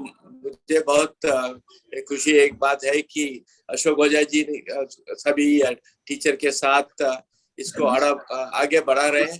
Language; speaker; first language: Hindi; non-native, local second language; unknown